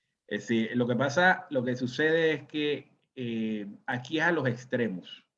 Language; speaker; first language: Spanish; native; Spanish